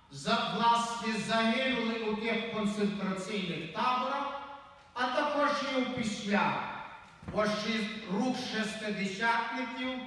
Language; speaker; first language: Ukrainian; native; Ukrainian